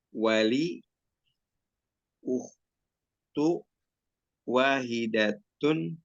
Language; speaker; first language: Arabic; non-native, learner; Indonesian